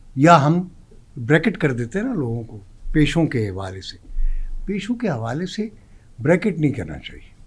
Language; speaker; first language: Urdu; non-native, local second language; Pashto